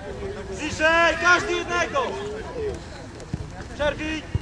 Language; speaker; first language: Polish; native; Polish